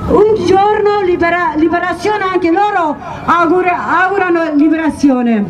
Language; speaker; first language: Italian; non-native, learner; Kurdish